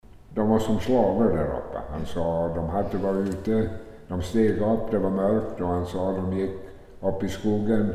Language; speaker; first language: Swedish; early bilingual, heritage; Swedish